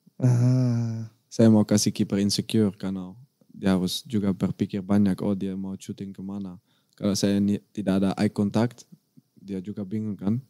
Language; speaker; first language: Indonesian; non-native, learner; Dutch